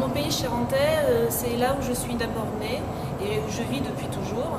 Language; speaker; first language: French; native; French